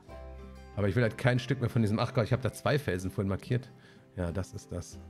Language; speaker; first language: German; native; German